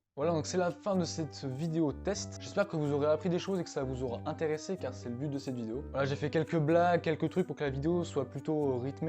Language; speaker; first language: French; native; French